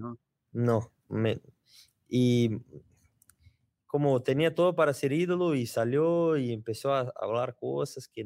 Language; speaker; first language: Spanish; non-native, learner; Portuguese